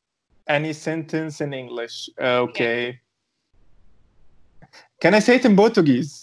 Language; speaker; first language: English; non-native, fluent; Arabic